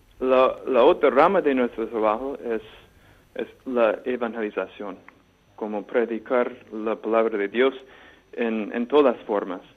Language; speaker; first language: Spanish; non-native, fluent; English